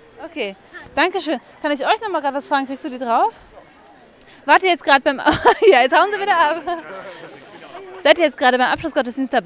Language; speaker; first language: German; native; German